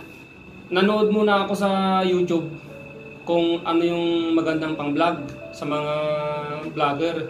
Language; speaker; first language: Filipino; native; Filipino